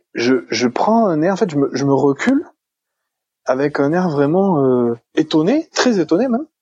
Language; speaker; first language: French; native; French